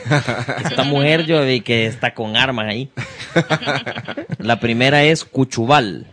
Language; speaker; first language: Spanish; native; Spanish